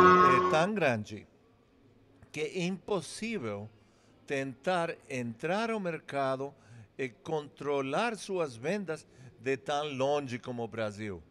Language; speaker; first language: Portuguese; non-native, fluent; English